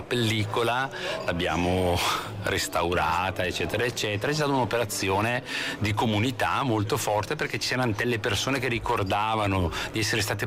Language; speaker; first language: Italian; native; Italian